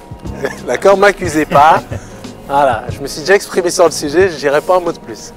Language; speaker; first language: French; native; French